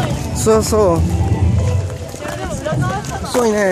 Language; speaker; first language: Japanese; non-native, learner; Spanish